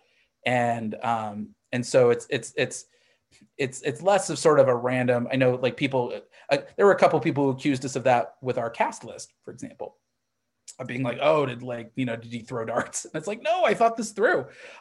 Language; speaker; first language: English; native; English